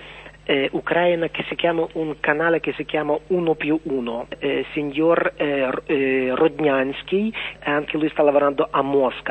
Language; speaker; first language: Italian; non-native, learner; Ukrainian